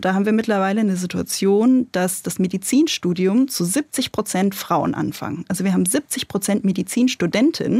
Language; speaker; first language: German; native; German